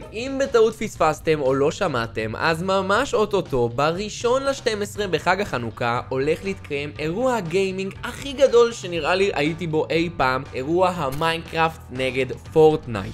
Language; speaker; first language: Hebrew; native; Hebrew